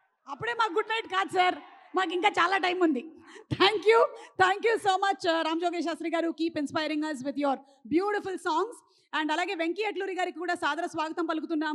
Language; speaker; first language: Telugu; native; Telugu